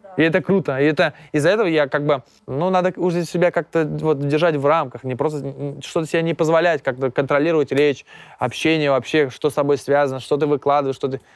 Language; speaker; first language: Russian; non-native, local second language; Tatar